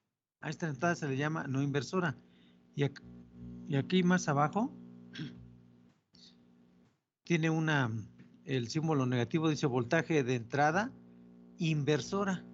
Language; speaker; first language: Spanish; native; Spanish